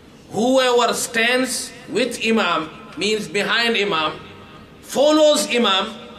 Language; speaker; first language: English; non-native, local second language; Urdu